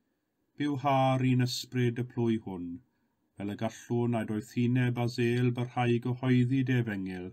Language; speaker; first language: Welsh; native; Welsh